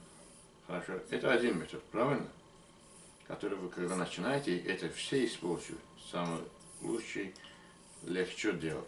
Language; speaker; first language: Russian; non-native, learner; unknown